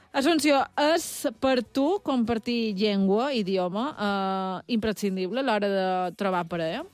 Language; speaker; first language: Catalan; native; Catalan